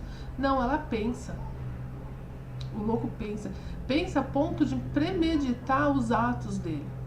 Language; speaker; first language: Portuguese; native; Portuguese